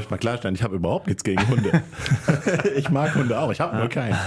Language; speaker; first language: German; native; German